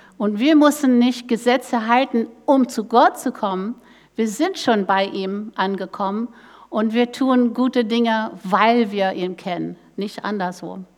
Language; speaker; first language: German; non-native, fluent; English